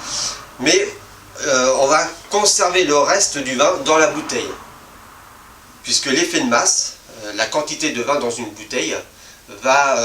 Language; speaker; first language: French; native; French